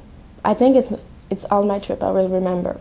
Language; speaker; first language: English; non-native, learner; French